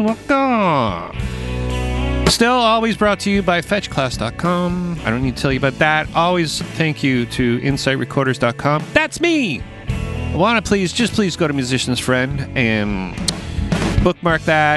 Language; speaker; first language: English; native; English